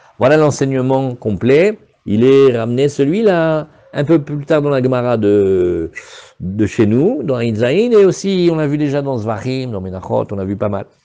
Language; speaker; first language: French; native; French